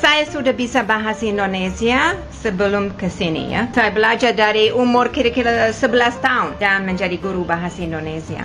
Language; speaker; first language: Indonesian; non-native, fluent; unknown